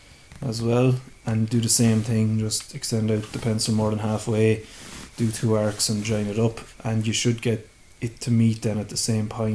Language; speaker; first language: English; native; English